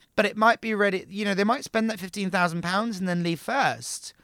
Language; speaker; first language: English; native; English